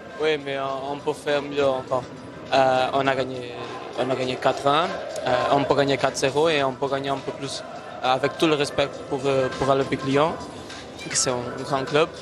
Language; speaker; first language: French; non-native, fluent; Portuguese